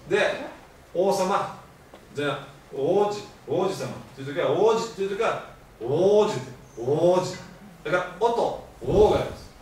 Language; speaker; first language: Japanese; native; Japanese